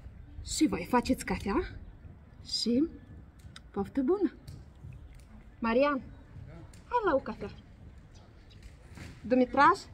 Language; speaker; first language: Romanian; non-native, learner; Russian